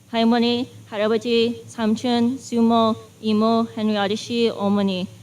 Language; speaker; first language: Korean; early bilingual, other home language; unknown